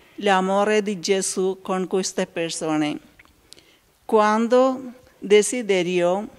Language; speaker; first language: Italian; non-native, learner; Malayalam